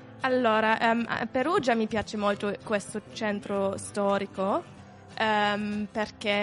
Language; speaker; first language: Italian; non-native, fluent; German